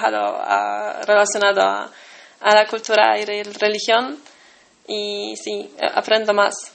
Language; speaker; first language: Spanish; non-native, fluent; Polish